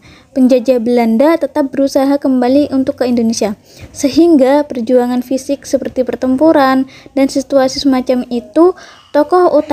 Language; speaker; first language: Indonesian; native; Indonesian